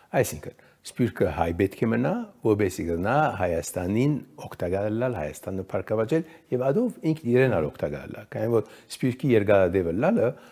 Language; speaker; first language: Armenian; early bilingual, heritage; Armenian